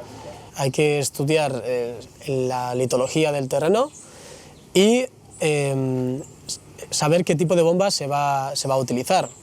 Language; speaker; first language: Spanish; native; Spanish